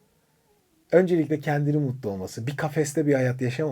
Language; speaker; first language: Turkish; native; Turkish